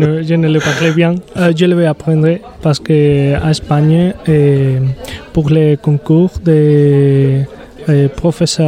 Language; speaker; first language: French; non-native, learner; Spanish